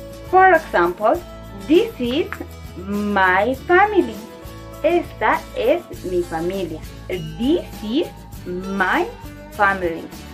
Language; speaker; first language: English; non-native, fluent; Spanish